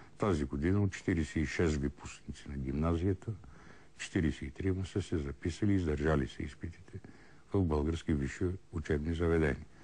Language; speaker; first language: Bulgarian; native; Bulgarian